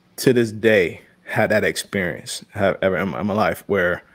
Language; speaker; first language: English; native; English